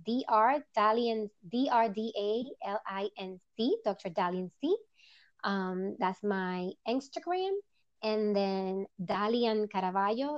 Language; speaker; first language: English; non-native, fluent; Spanish